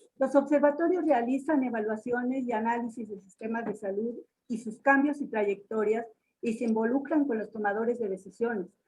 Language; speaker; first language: Spanish; native; Spanish